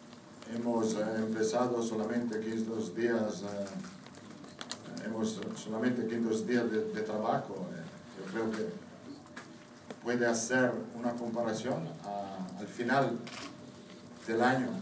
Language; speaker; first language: Spanish; non-native, fluent; Italian